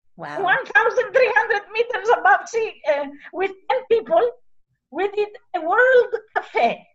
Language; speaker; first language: English; non-native, fluent; Greek